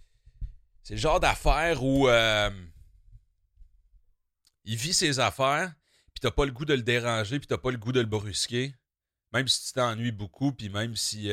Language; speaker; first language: French; native; French